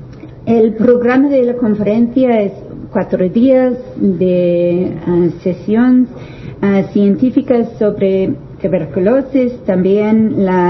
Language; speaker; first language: Spanish; non-native, learner; English